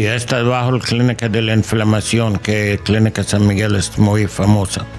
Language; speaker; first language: Spanish; non-native, learner; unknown